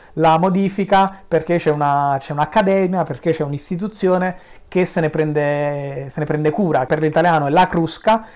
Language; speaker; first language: Italian; native; Italian